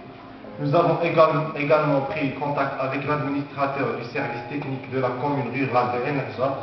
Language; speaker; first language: French; non-native, local second language; Arabic